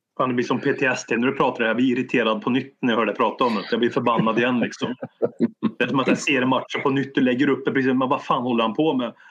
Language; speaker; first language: Swedish; native; Swedish